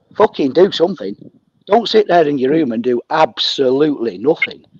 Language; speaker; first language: English; native; English